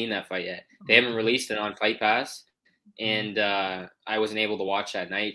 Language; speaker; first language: English; native; English